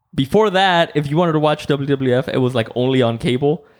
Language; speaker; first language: English; non-native, fluent; Spanish